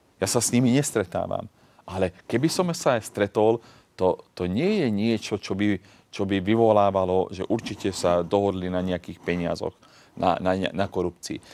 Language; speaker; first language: Slovak; non-native, local second language; Hungarian